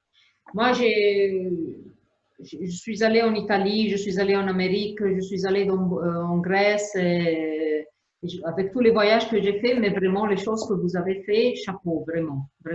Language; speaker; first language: French; non-native, fluent; Arabic